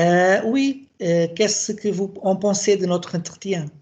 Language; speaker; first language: French; non-native, learner; Portuguese